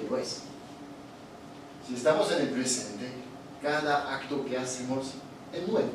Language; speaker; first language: Spanish; non-native, fluent; Italian